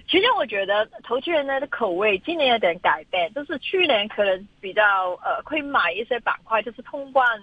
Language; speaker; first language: Chinese; non-native, local second language; Cantonese